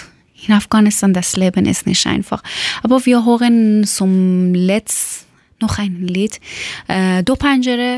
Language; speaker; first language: German; non-native, local second language; Persian